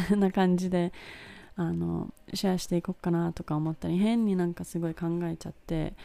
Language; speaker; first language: Japanese; early bilingual, heritage; Japanese